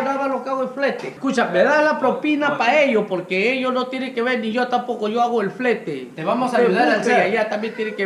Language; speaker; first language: Spanish; native; Spanish